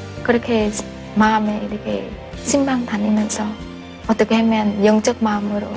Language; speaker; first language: Korean; non-native, fluent; Vietnamese